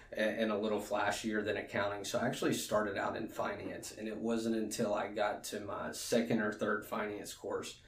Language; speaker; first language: English; native; English